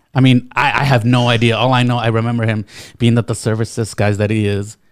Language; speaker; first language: English; native; English